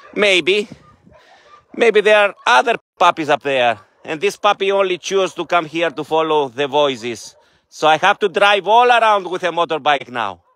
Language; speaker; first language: English; non-native, fluent; Greek